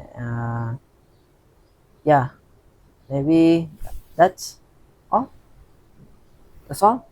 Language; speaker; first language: English; non-native, learner; Indonesian